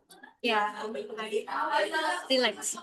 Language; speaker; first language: English; non-native, learner; Indonesian